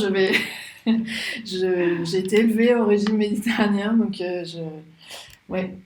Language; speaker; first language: French; native; French